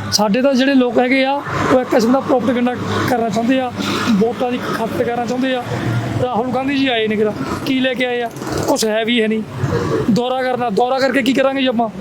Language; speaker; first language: Punjabi; native; Punjabi